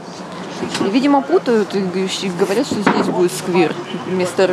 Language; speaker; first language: Russian; native; Russian